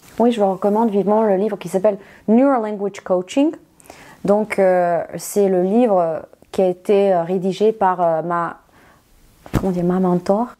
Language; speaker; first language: French; non-native, fluent; Serbian